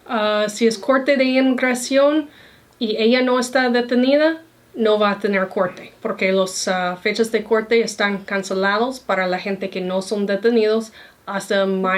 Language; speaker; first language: Spanish; non-native, fluent; English